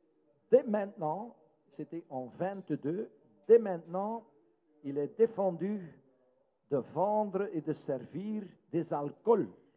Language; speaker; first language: French; non-native, local second language; Dutch